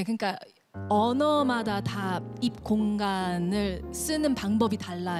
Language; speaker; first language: Korean; early bilingual, heritage; Korean